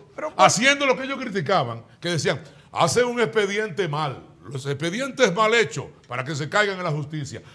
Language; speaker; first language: Spanish; native; Spanish